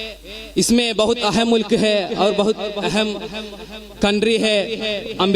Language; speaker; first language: Hindi; non-native, local second language; Malayalam